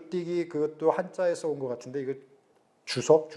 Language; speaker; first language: Korean; native; Korean